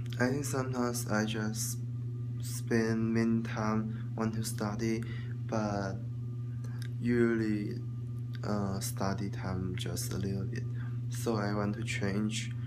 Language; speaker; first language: English; non-native, learner; Chinese